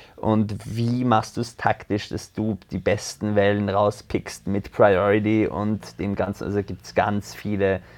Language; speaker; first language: German; early bilingual, other home language; French